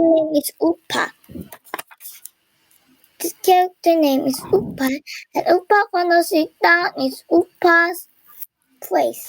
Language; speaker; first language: English; non-native, learner; Korean